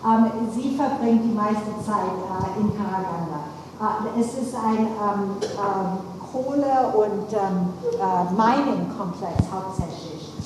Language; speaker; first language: German; non-native, fluent; English